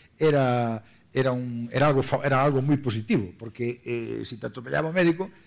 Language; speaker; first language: Galician; native; Galician